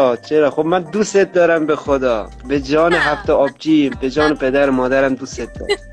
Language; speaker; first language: Persian; non-native, local second language; Azerbaijani